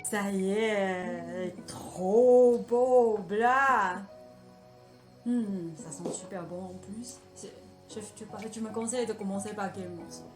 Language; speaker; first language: French; non-native, fluent; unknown